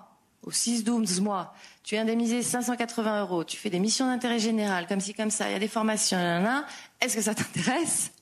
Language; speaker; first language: French; native; French